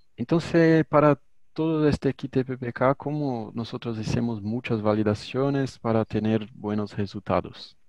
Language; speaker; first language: Spanish; non-native, learner; Portuguese